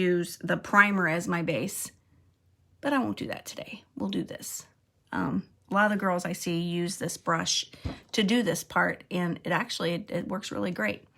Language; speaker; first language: English; native; English